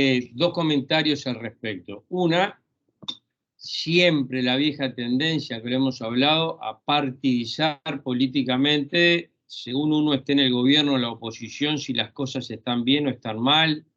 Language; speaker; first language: Spanish; native; Spanish